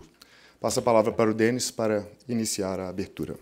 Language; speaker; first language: Portuguese; native; Portuguese